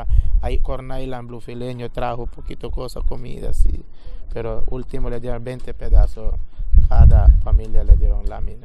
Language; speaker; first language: Spanish; non-native, local second language; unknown